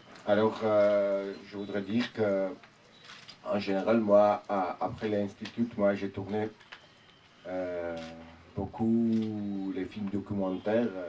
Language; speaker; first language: French; non-native, fluent; Armenian